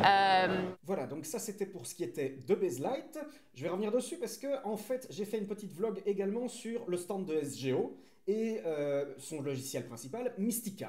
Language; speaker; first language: French; native; French